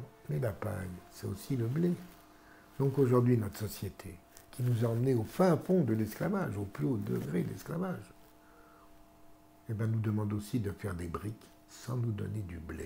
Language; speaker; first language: French; native; French